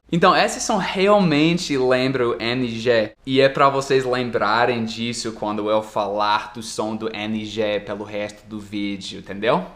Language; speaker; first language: Portuguese; non-native, fluent; English